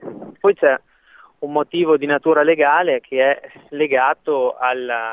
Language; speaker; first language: Italian; native; Italian